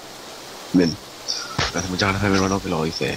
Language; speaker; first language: Spanish; native; Spanish